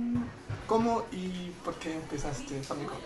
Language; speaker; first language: Spanish; non-native, learner; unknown